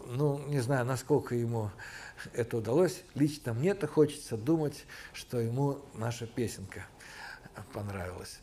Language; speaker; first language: Russian; native; Russian